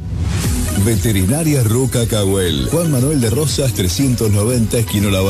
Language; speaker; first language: Spanish; native; Spanish